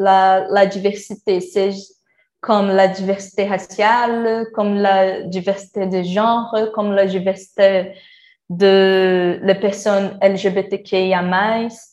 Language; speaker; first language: French; non-native, learner; Portuguese